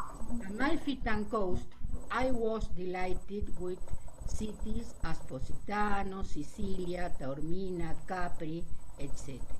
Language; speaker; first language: English; non-native, learner; Spanish